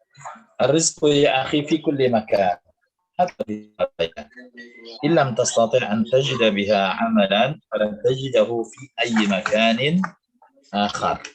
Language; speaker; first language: Arabic; non-native, fluent; Indonesian